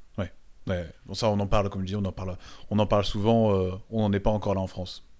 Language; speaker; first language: French; native; French